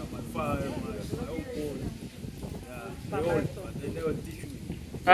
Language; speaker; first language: English; non-native, learner; Spanish